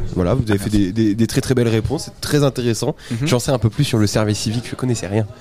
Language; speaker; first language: French; native; French